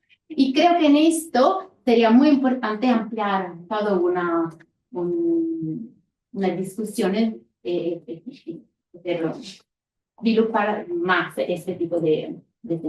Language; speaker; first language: Spanish; non-native, fluent; Italian